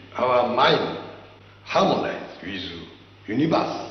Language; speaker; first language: English; non-native, learner; Japanese